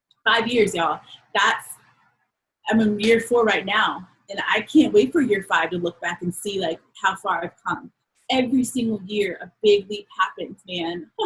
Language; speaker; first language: English; native; English